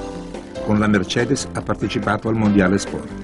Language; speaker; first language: Italian; native; Italian